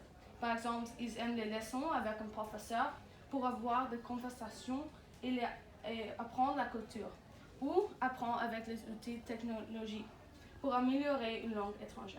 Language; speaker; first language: French; non-native, learner; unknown